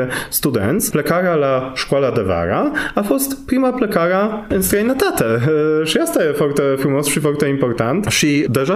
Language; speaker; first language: Romanian; non-native, fluent; Polish